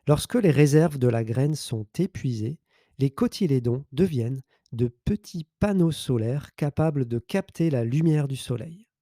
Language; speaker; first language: French; native; French